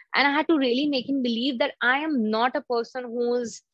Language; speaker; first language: English; non-native, local second language; Hindi